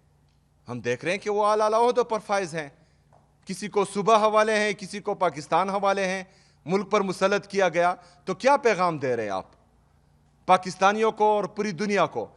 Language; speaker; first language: Urdu; non-native, local second language; Pashto